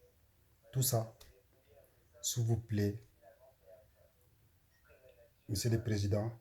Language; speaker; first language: French; non-native, learner; Soninke